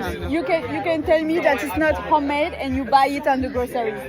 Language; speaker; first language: English; non-native, learner; French